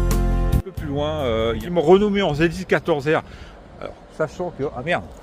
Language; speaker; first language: French; native; French